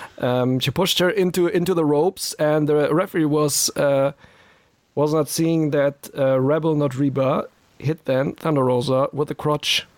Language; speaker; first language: English; non-native, fluent; German